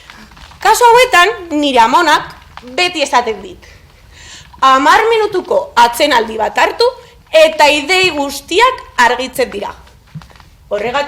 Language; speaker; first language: Basque; non-native, local second language; Spanish